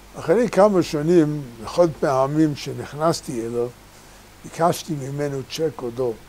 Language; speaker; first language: Hebrew; non-native, fluent; English